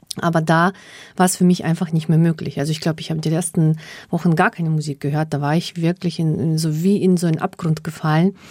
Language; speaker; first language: German; early bilingual, other home language; Russian